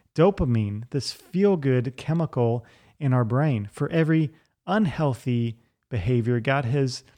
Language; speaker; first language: English; native; English